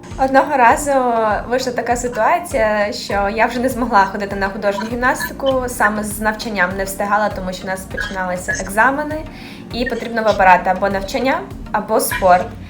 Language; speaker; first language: Ukrainian; native; Ukrainian